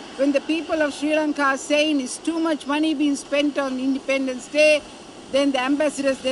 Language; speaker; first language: English; non-native, local second language; Sinhala